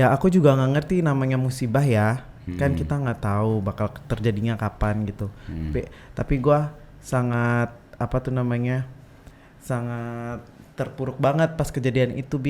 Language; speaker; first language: Indonesian; native; Indonesian